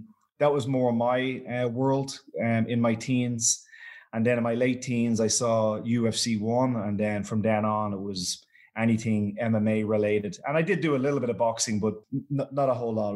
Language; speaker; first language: English; native; English